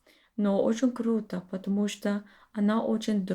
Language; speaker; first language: Russian; non-native, learner; English